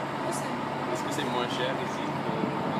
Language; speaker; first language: French; non-native, fluent; English